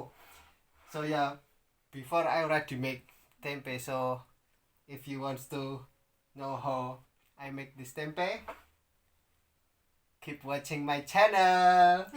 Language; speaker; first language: English; non-native, learner; Indonesian